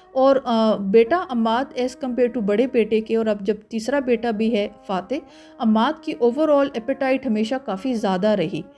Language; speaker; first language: Urdu; native; Urdu